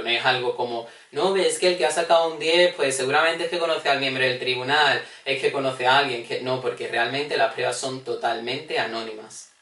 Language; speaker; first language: Spanish; native; Spanish